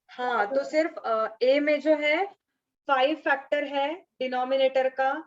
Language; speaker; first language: Hindi; non-native, local second language; Marathi